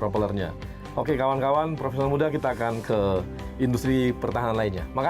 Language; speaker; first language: Indonesian; native; Indonesian